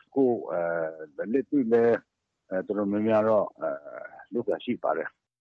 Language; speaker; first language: Burmese; non-native, local second language; Kachin